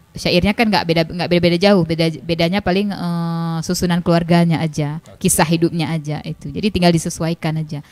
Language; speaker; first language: Indonesian; non-native, local second language; Achinese